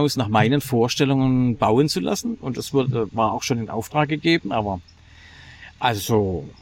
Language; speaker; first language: German; native; German